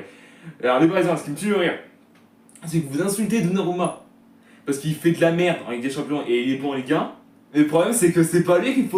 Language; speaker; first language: French; native; French